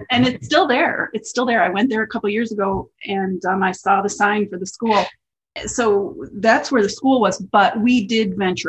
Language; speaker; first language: English; native; English